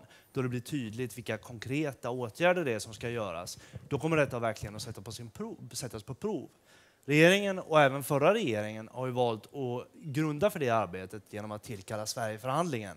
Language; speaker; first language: Swedish; native; Swedish